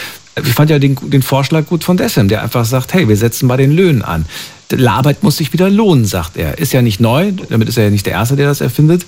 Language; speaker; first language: German; native; German